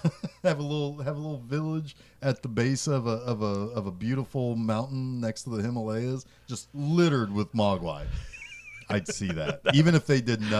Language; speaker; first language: English; native; English